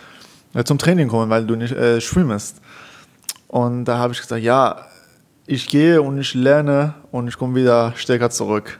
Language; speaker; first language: German; non-native, fluent; Persian